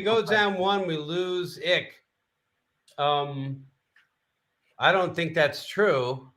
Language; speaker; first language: English; native; English